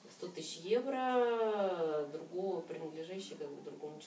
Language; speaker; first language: Russian; native; Russian